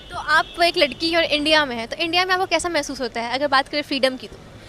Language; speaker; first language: Hindi; native; Hindi